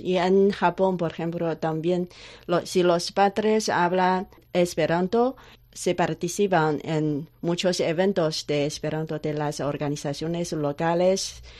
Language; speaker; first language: Spanish; non-native, learner; Chinese